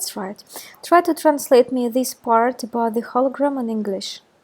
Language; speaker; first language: English; non-native, fluent; Russian